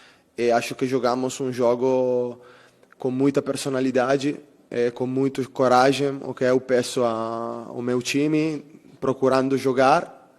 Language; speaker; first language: Portuguese; non-native, fluent; Italian